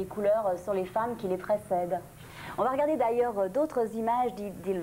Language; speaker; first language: French; native; French